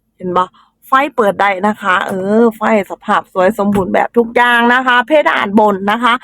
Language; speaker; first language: Thai; native; Thai